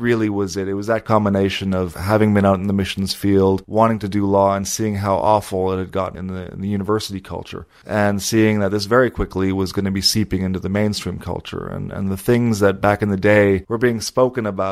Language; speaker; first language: English; native; English